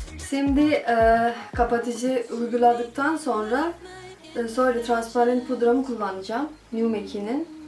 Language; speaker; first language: Turkish; non-native, fluent; Nepali